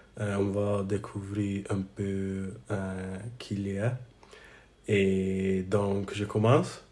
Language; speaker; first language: French; non-native, learner; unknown